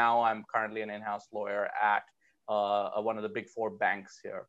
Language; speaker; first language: English; non-native, local second language; Hindi